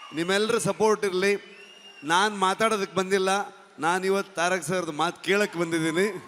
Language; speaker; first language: Kannada; native; Kannada